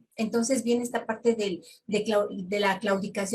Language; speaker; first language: Spanish; native; Spanish